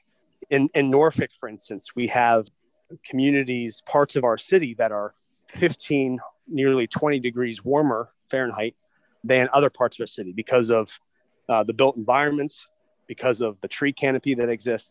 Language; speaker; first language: English; native; English